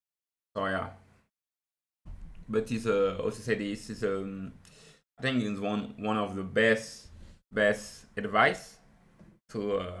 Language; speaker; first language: English; non-native, fluent; French